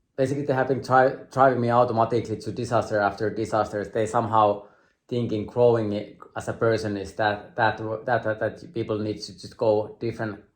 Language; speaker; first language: English; non-native, fluent; Finnish